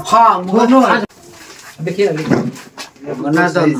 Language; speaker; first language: Hindi; non-native, local second language; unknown